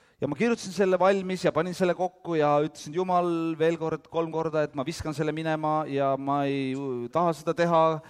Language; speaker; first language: Estonian; early bilingual, heritage; Estonian